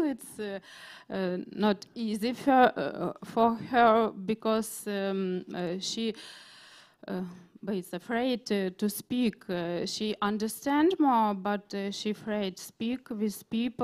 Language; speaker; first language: English; non-native, learner; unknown